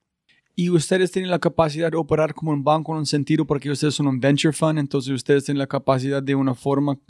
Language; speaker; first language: Spanish; non-native, fluent; English